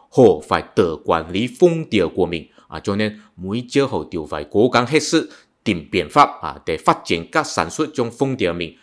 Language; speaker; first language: Vietnamese; non-native, fluent; Chinese